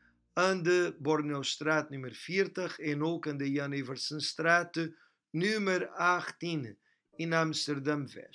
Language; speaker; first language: Dutch; non-native, fluent; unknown